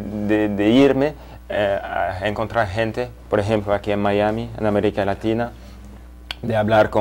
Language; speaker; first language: Spanish; non-native, fluent; French